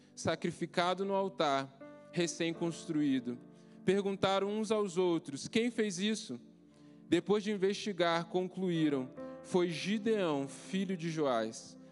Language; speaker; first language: Portuguese; native; Portuguese